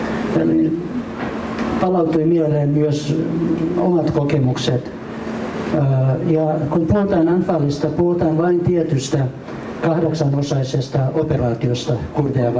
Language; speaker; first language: Finnish; non-native, fluent; Central Kurdish